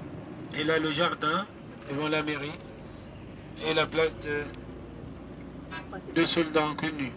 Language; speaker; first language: French; non-native, fluent; Arabic